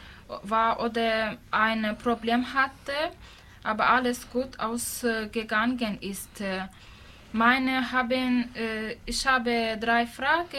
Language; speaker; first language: German; non-native, learner; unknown